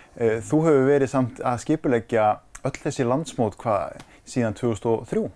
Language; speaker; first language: Icelandic; native; Icelandic